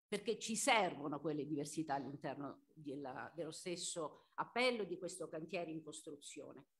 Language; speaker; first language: Italian; native; Italian